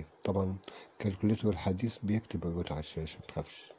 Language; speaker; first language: Arabic; native; Arabic